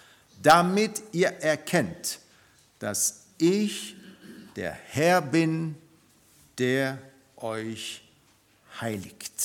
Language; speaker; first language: German; non-native, fluent; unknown